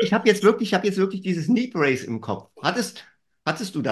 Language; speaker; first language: German; native; German